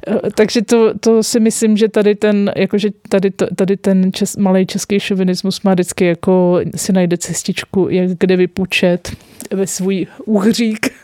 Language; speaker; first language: Czech; native; Czech